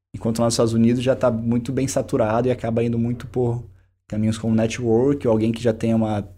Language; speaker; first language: Portuguese; native; Portuguese